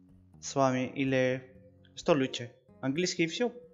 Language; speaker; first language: Russian; non-native, learner; Spanish